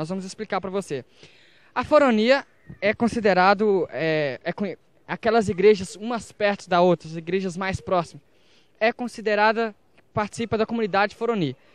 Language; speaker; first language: Portuguese; native; Portuguese